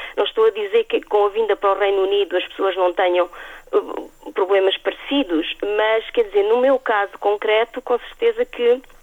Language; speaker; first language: Portuguese; native; Portuguese